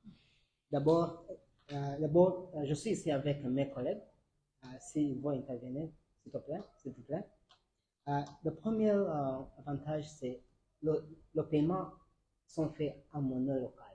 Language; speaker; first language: French; non-native, learner; Arabic